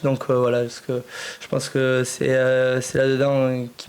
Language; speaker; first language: French; native; French